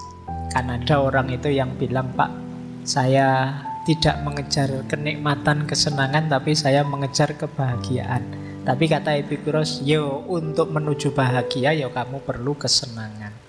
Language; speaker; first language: Indonesian; native; Indonesian